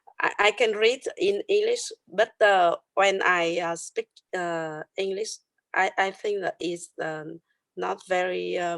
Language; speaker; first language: English; non-native, learner; Vietnamese